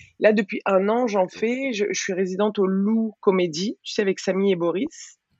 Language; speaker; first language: French; early bilingual, other home language; Arabic